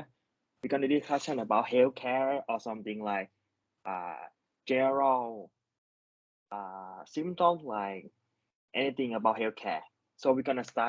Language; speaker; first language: English; non-native, learner; Thai